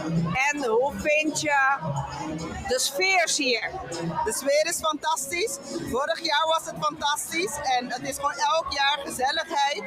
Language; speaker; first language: Dutch; non-native, local second language; Papiamento